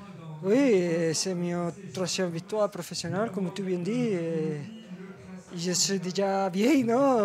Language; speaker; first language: French; non-native, learner; Spanish